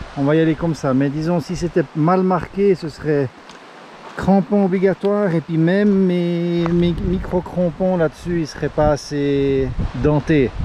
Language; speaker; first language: French; native; French